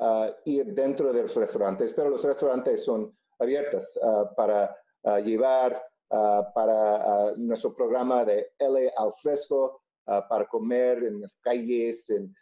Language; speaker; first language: Spanish; non-native, local second language; English